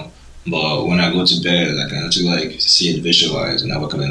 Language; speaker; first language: English; non-native, local second language; Igbo